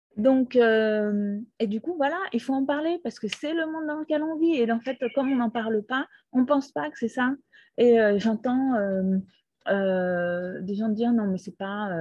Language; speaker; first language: French; non-native, fluent; Portuguese